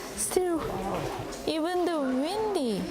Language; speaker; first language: English; non-native, learner; Korean